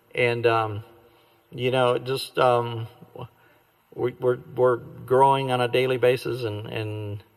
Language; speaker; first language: English; native; English